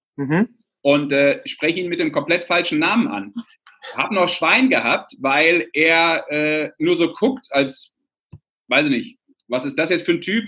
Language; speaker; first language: German; non-native, fluent; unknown